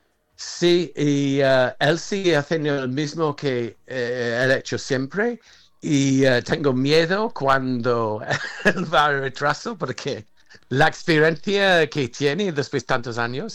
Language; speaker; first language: Spanish; non-native, fluent; English